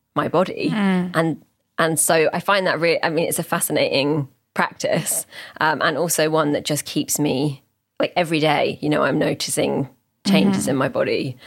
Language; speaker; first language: English; native; English